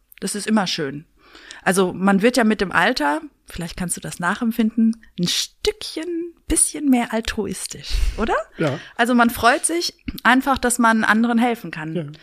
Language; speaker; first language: German; early bilingual, other home language; Greek